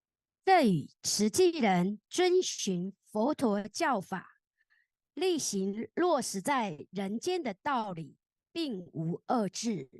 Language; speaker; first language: Chinese; native; Chinese